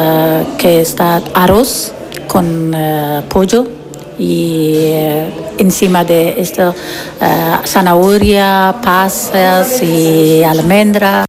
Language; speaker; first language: Spanish; non-native, learner; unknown